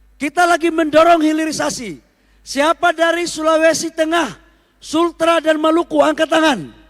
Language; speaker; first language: Indonesian; native; Indonesian